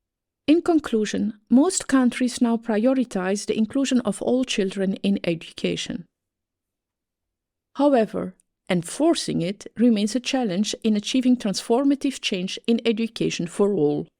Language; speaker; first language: English; non-native, fluent; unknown